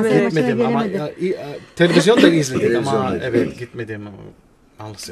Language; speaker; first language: Turkish; non-native, learner; English